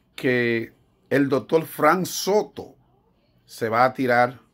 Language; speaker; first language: Spanish; native; Spanish